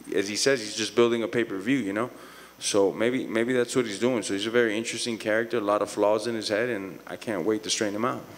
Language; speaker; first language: English; early bilingual, other home language; Spanish